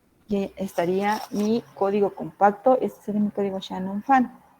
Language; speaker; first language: Spanish; native; Spanish